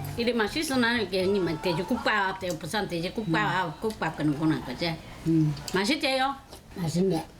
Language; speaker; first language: Korean; native; Korean